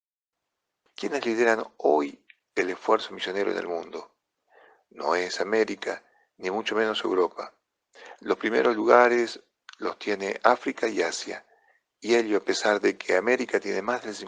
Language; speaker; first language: Spanish; non-native, fluent; Italian